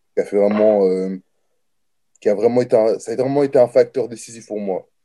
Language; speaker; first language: French; native; French